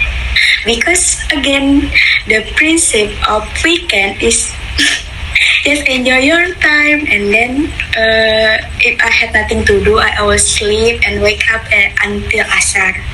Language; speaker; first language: English; non-native, fluent; Indonesian